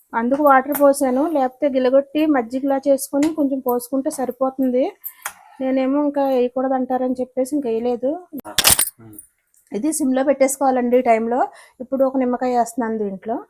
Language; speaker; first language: Telugu; native; Telugu